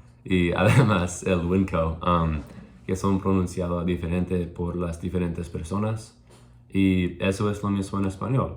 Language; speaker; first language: Spanish; non-native, learner; English